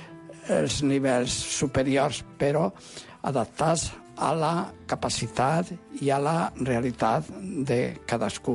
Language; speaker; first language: Catalan; non-native, local second language; Spanish